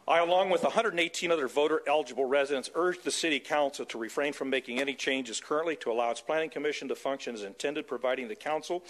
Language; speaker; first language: English; native; English